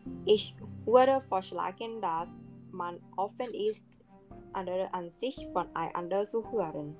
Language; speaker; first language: German; non-native, learner; Thai